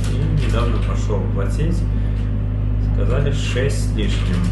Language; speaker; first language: Russian; native; Russian